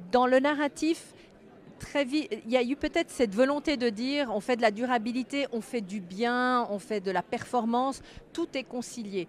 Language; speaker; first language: French; native; French